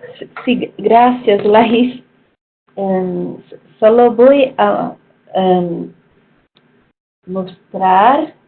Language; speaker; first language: Spanish; non-native, fluent; Portuguese